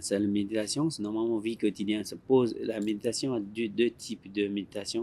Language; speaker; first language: French; non-native, learner; Tibetan